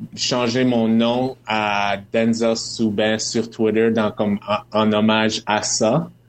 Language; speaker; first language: French; native; French